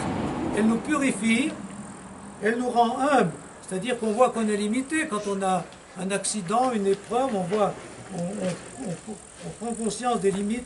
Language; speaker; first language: French; native; French